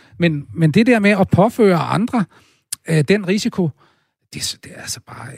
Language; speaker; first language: Danish; native; Danish